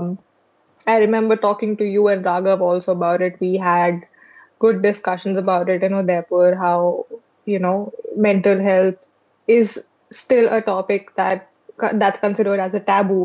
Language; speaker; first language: English; non-native, local second language; Hindi